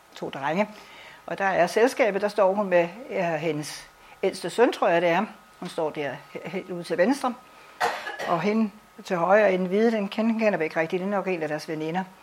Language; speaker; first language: Danish; native; Danish